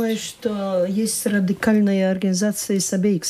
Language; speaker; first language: Russian; non-native, local second language; Latvian